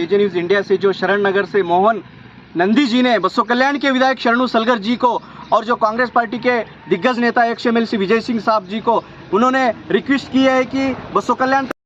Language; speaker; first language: Hindi; non-native, local second language; Urdu